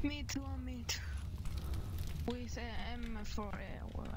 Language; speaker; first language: English; non-native, learner; Portuguese